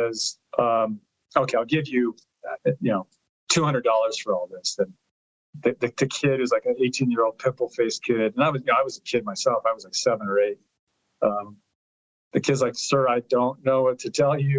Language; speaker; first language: English; early bilingual, other home language; Italian